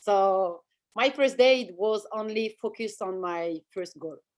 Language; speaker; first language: English; non-native, fluent; French